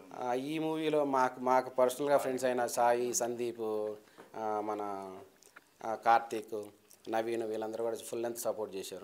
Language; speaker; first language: Telugu; native; Telugu